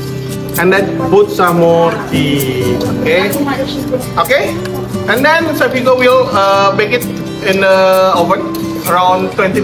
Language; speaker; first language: English; non-native, fluent; Indonesian